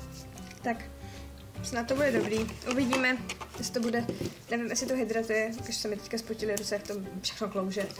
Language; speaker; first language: Czech; native; Czech